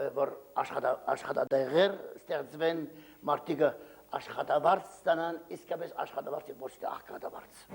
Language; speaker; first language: Armenian; early bilingual, heritage; Armenian